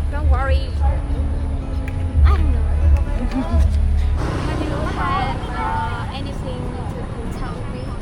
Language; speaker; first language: English; non-native, learner; Vietnamese